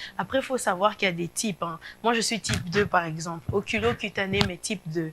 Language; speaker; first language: French; non-native, local second language; Lingala